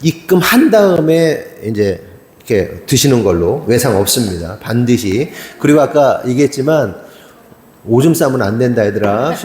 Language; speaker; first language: Korean; native; Korean